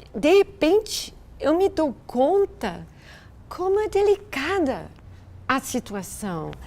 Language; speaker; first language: Portuguese; non-native, fluent; English